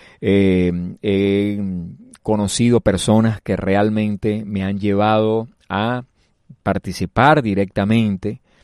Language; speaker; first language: Spanish; native; Spanish